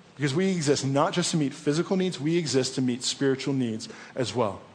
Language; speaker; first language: English; native; English